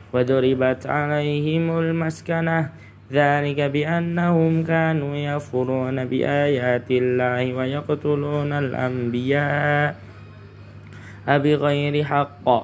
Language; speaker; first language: Arabic; non-native, learner; Indonesian